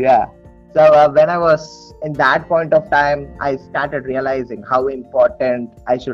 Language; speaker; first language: English; non-native, local second language; Telugu